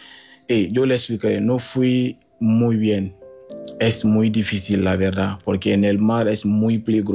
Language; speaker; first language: Spanish; non-native, learner; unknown